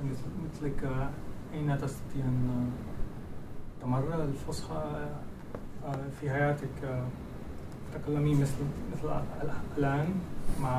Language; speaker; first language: Arabic; non-native, learner; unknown